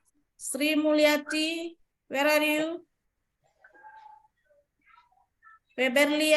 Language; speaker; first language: English; non-native, learner; Indonesian